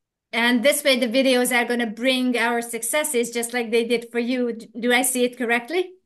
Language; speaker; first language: English; non-native, fluent; Hungarian